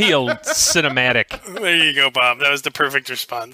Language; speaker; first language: English; native; English